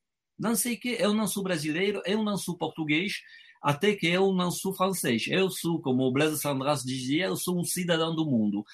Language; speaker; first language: Portuguese; non-native, fluent; French